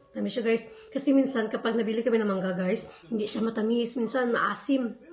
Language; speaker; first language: Filipino; non-native, local second language; Hiligaynon